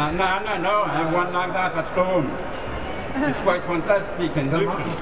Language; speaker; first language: English; non-native, fluent; French